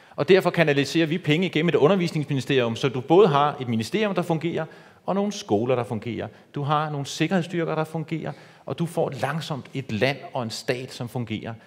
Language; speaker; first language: Danish; native; Danish